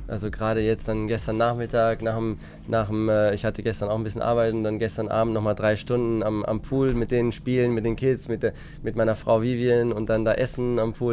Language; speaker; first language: German; native; German